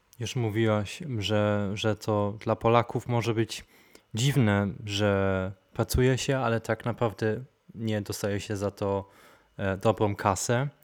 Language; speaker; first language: Polish; non-native, fluent; German